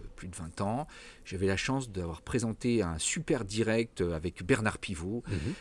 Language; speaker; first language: French; native; French